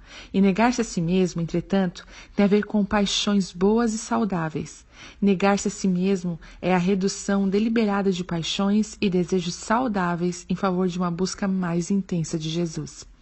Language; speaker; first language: Portuguese; native; Portuguese